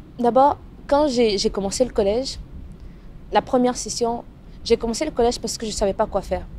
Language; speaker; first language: French; non-native, local second language; Lingala